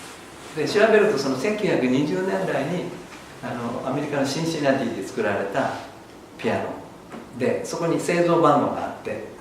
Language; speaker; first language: Japanese; native; Japanese